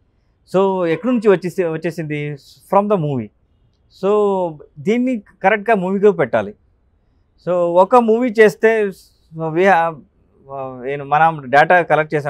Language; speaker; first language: Telugu; non-native, local second language; Kannada